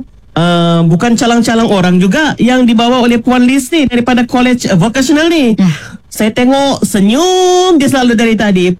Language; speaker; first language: Malay; native; Malay